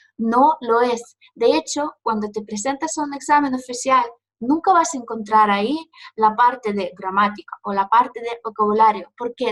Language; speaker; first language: Spanish; non-native, fluent; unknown